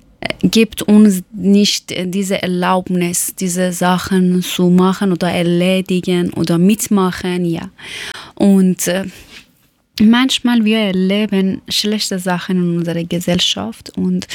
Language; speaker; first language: German; non-native, learner; Persian